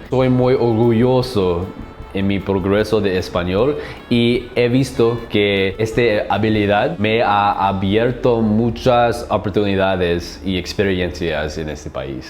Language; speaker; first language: Spanish; non-native, learner; English